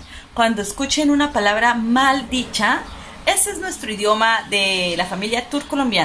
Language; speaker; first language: Spanish; native; Spanish